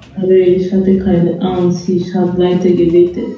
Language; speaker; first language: German; non-native, fluent; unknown